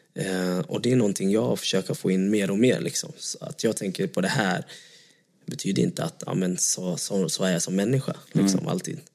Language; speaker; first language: Swedish; early bilingual, other home language; Vietnamese